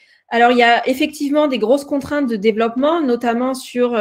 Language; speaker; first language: French; native; French